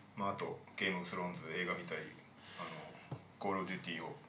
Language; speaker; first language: Japanese; native; Japanese